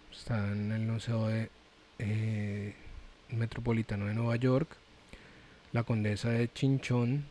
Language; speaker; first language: Spanish; native; Spanish